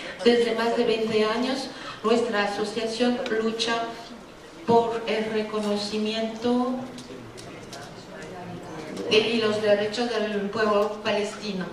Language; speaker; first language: Spanish; non-native, fluent; French